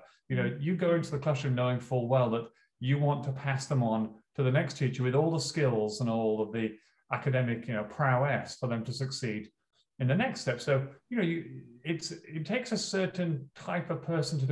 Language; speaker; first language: English; native; English